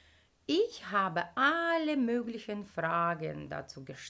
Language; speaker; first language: German; non-native, fluent; Ukrainian